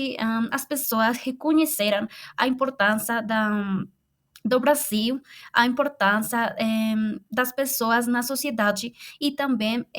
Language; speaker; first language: Portuguese; non-native, fluent; Spanish